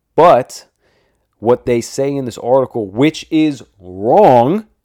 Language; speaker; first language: English; native; English